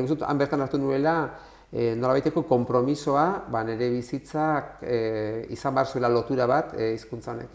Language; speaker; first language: Basque; non-native, local second language; Spanish